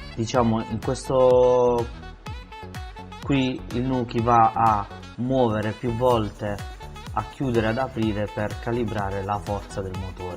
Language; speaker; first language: Italian; native; Italian